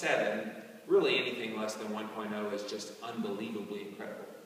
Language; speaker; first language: English; native; English